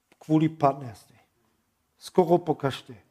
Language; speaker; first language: Czech; non-native, fluent; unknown